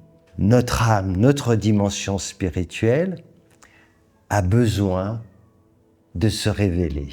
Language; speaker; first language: French; native; French